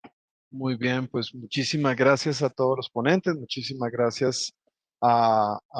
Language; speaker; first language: Spanish; native; Spanish